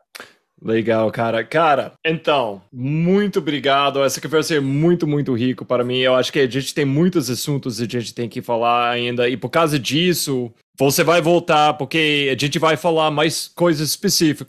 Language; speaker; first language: Portuguese; non-native, fluent; English